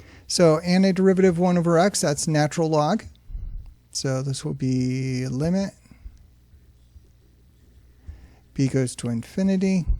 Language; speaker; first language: English; native; English